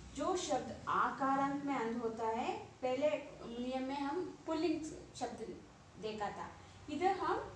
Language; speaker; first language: Hindi; non-native, local second language; Kannada